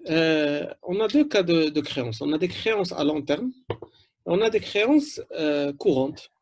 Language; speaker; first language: French; non-native, local second language; Arabic